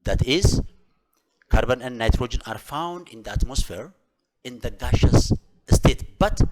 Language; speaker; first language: English; non-native, local second language; Amharic